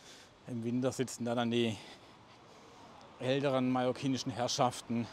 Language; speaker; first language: German; native; German